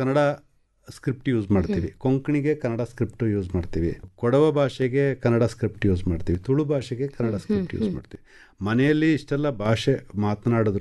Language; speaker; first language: Kannada; non-native, local second language; Malayalam